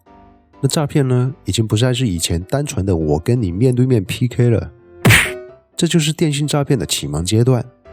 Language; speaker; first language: Chinese; native; Chinese